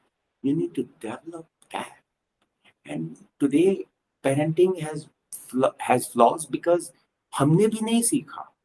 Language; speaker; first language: English; non-native, local second language; Punjabi